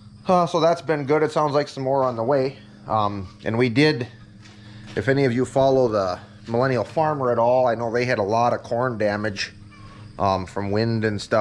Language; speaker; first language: English; native; English